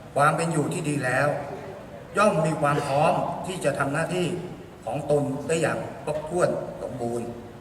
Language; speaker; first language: Thai; native; Thai